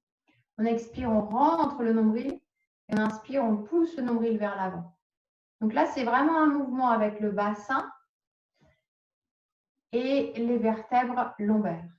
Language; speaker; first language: French; native; French